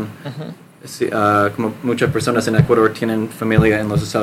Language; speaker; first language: Spanish; non-native, learner; English